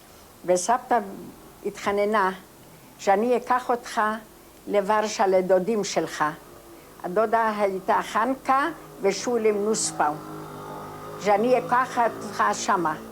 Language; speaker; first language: Hebrew; non-native, fluent; Polish